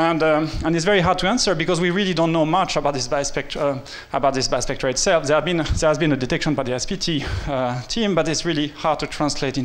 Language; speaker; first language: English; non-native, fluent; French